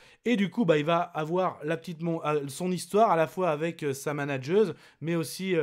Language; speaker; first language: French; native; French